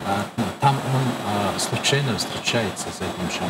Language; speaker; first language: Russian; non-native, fluent; Mongolian